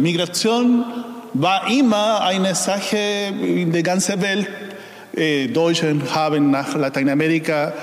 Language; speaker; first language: German; non-native, fluent; Spanish